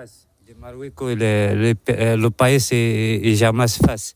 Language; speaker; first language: Spanish; non-native, learner; Arabic